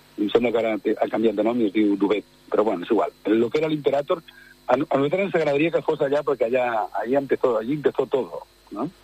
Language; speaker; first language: Catalan; native; Catalan